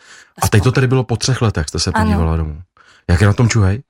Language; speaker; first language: Czech; native; Czech